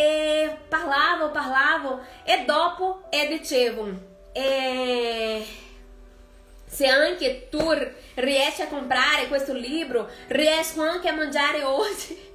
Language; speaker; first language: Italian; non-native, fluent; Portuguese